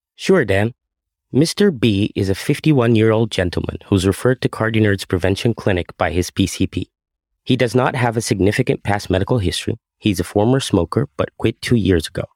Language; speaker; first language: English; non-native, fluent; Arabic